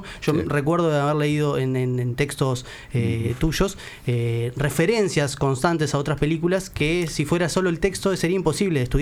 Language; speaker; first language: Spanish; native; Spanish